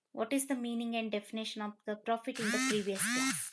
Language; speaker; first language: English; non-native, local second language; Kannada